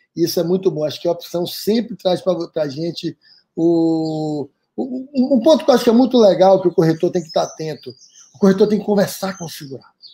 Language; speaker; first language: Portuguese; native; Portuguese